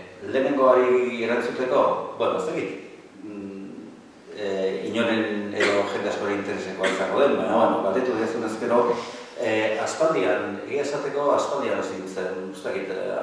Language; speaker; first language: Basque; native; Basque